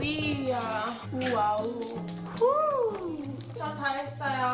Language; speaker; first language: Korean; early bilingual, heritage; English